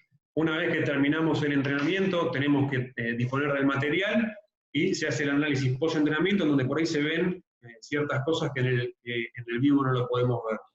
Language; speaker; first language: Spanish; native; Spanish